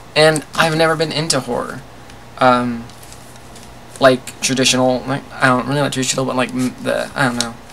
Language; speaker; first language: English; native; English